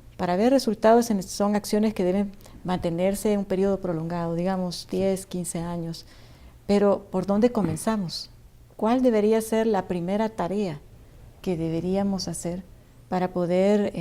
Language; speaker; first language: Spanish; native; Spanish